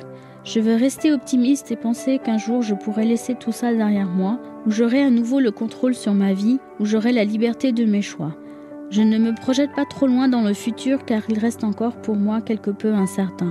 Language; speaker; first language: French; native; French